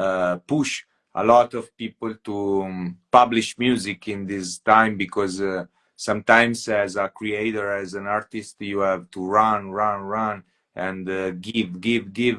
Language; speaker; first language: English; non-native, fluent; Italian